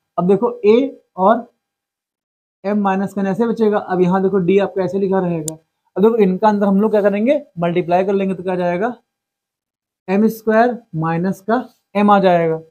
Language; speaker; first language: Hindi; native; Hindi